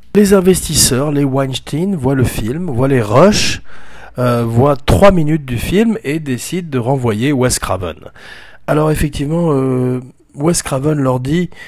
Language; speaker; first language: French; native; French